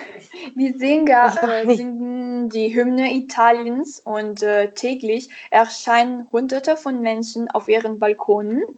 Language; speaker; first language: German; non-native, learner; Italian